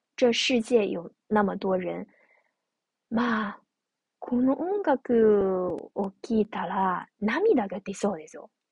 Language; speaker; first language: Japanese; non-native, fluent; Chinese